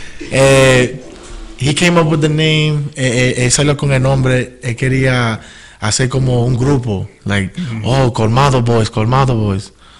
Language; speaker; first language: Spanish; early bilingual, heritage; Spanish